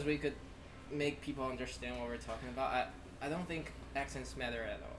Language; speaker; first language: English; non-native, fluent; Chinese